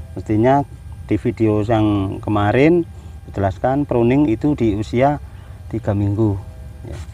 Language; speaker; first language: Indonesian; non-native, local second language; Javanese